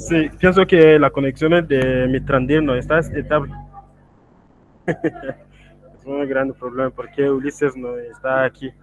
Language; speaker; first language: Spanish; non-native, learner; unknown